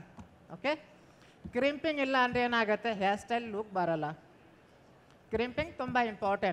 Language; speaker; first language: Kannada; non-native, local second language; Hindi